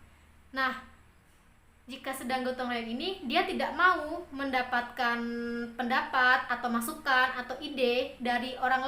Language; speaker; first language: Indonesian; native; Indonesian